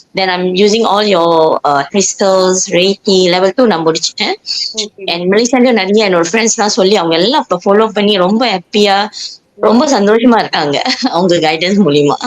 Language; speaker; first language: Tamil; early bilingual, heritage; Tamil